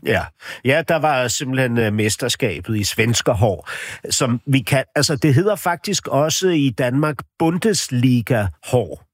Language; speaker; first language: Danish; native; Danish